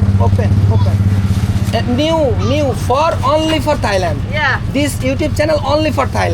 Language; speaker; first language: English; non-native, learner; Bangla